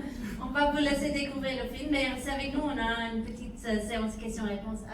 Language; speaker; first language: French; native; French